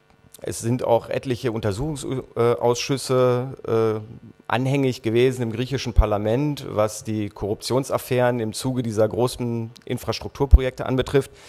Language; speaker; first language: German; native; German